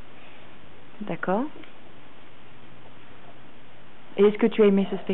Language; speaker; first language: French; native; French